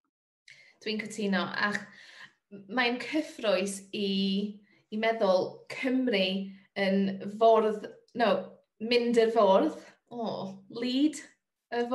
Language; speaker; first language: Welsh; non-native, learner; English